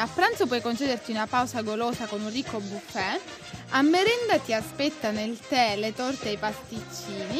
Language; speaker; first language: Italian; native; Italian